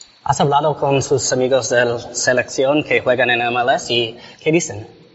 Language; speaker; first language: Spanish; non-native, learner; English